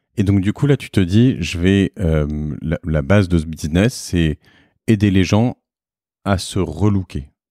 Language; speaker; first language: French; native; French